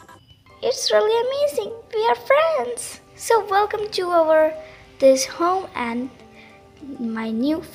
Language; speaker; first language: English; non-native, learner; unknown